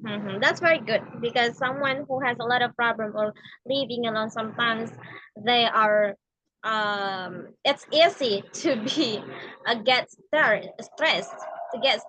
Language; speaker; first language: English; non-native, learner; Indonesian